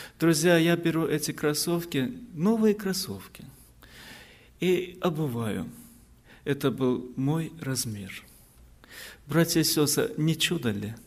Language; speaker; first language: Russian; non-native, local second language; Azerbaijani